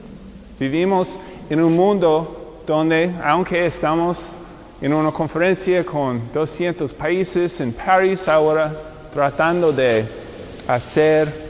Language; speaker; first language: Spanish; non-native, fluent; English